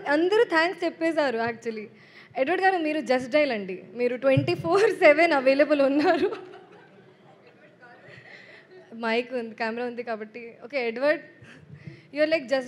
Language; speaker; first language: Telugu; non-native, learner; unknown